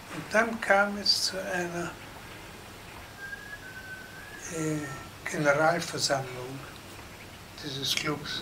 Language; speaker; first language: German; native; German